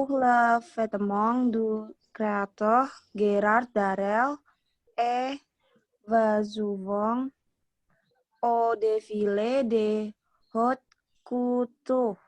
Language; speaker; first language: French; non-native, learner; Indonesian